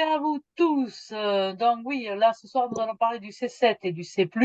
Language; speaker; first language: French; native; French